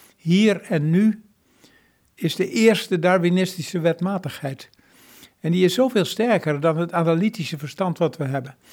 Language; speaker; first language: Dutch; native; Dutch